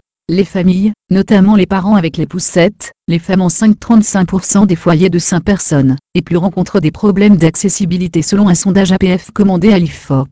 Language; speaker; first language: French; native; French